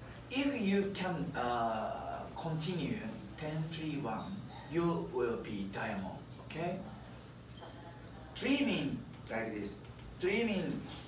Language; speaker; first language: English; non-native, learner; Japanese